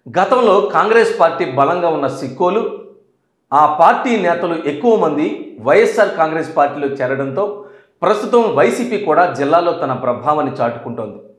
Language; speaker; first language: Telugu; native; Telugu